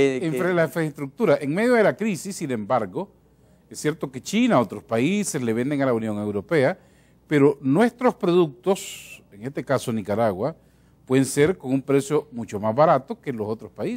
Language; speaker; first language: Spanish; native; Spanish